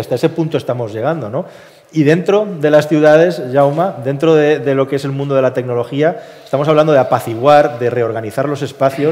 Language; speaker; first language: Spanish; native; Spanish